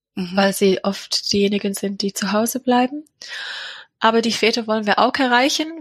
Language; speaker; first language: German; non-native, fluent; English